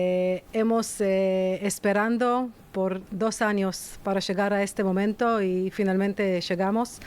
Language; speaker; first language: Spanish; non-native, fluent; Hebrew